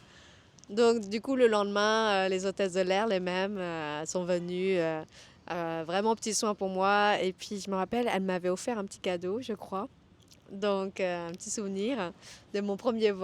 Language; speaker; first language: French; early bilingual, other home language; Vietnamese